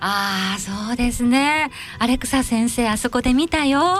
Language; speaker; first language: Japanese; native; Japanese